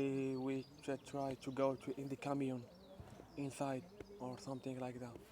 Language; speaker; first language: English; non-native, learner; Arabic